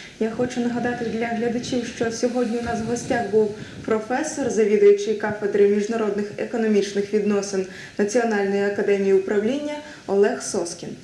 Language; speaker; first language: Ukrainian; native; Ukrainian